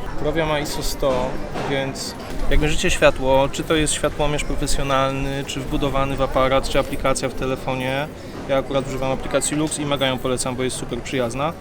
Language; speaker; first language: Polish; native; Polish